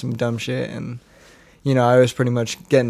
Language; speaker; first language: English; native; English